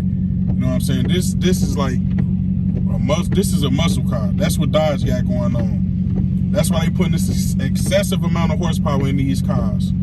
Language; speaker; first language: English; native; English